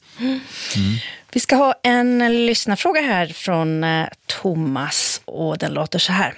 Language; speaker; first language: Swedish; native; Swedish